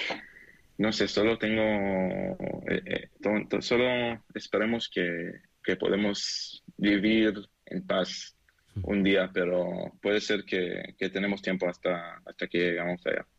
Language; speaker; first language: Spanish; non-native, learner; Hebrew